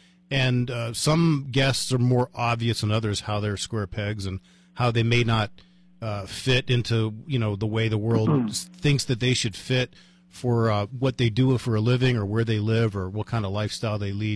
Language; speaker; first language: English; native; English